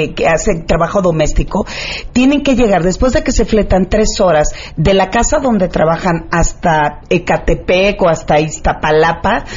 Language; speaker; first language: Spanish; native; Spanish